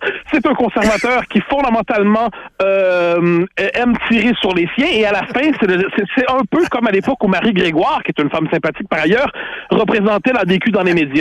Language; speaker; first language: French; native; French